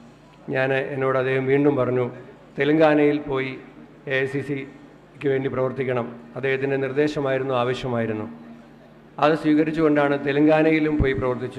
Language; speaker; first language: Malayalam; native; Malayalam